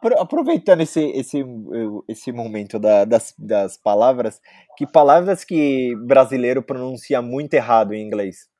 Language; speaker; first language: Portuguese; native; Portuguese